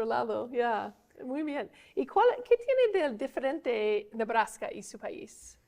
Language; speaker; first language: Spanish; non-native, fluent; English